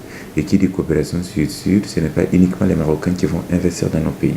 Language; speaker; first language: French; non-native, local second language; Mossi